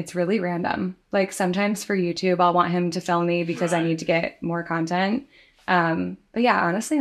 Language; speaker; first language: English; native; English